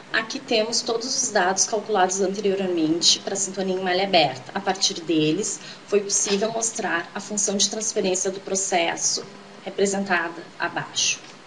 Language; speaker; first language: Portuguese; native; Portuguese